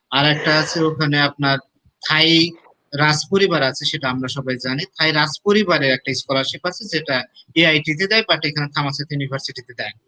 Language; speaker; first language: Bangla; native; Bangla